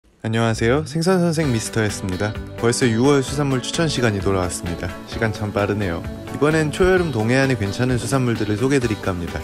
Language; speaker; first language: Korean; native; Korean